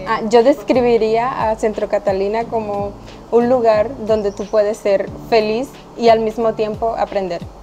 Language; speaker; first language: Spanish; native; Spanish